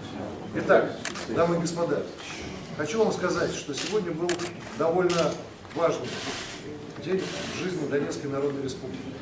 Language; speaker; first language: Russian; native; Russian